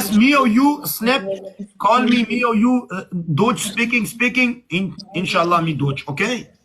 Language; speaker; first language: English; non-native, learner; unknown